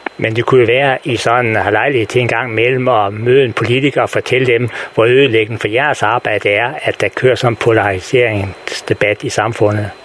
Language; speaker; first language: Danish; native; Danish